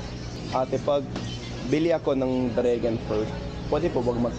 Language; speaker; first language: Filipino; non-native, learner; English